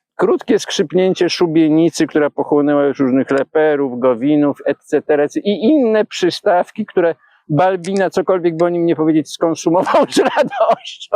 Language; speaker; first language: Polish; native; Polish